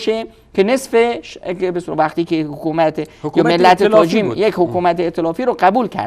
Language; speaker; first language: Persian; native; Persian